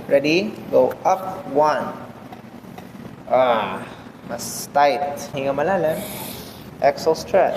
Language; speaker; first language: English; non-native, local second language; Filipino